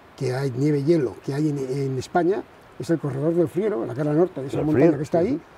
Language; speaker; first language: Spanish; native; Spanish